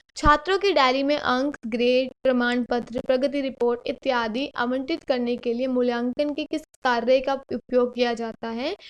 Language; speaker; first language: Hindi; native; Hindi